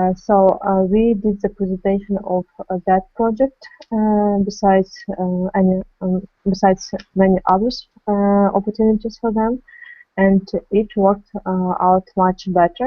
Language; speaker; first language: English; non-native, fluent; Ukrainian